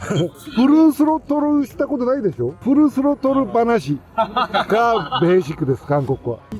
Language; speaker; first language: Japanese; non-native, fluent; Korean